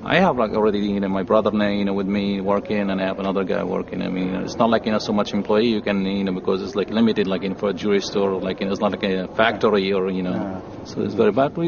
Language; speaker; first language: English; non-native, learner; Arabic